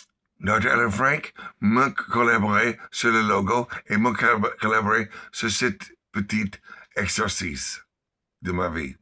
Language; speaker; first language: French; non-native, learner; English